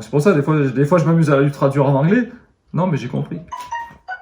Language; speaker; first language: French; native; French